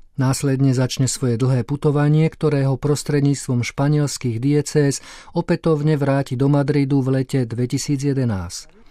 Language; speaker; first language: Slovak; native; Slovak